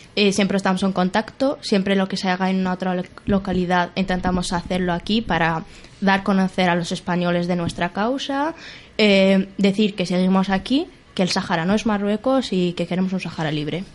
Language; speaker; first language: Spanish; early bilingual, other home language; Arabic